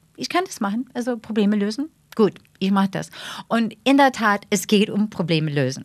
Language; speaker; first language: German; non-native, fluent; English